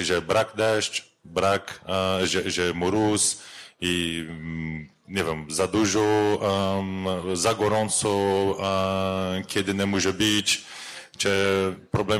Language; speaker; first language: Polish; non-native, learner; Portuguese